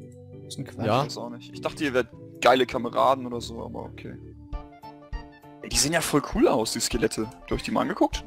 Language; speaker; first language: German; native; German